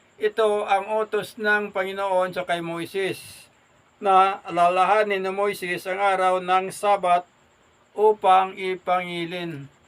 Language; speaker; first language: Filipino; non-native, local second language; Hiligaynon